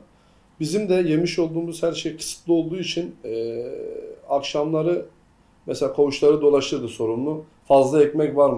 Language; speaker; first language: Turkish; native; Turkish